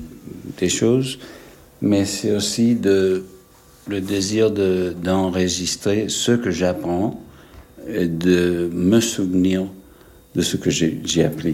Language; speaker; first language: French; non-native, fluent; English